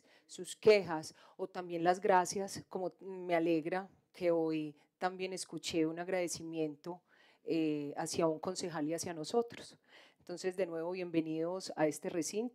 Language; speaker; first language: Spanish; native; Spanish